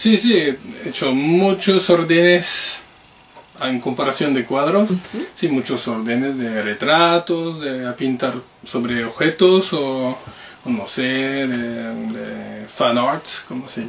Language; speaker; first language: Spanish; non-native, fluent; French